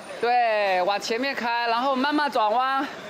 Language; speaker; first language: Chinese; native; Chinese